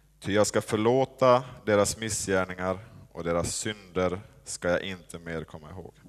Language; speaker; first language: Swedish; native; Swedish